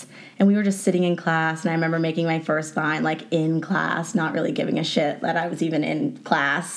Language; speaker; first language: English; native; English